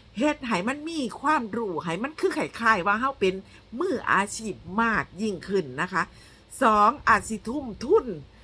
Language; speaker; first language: Thai; native; Thai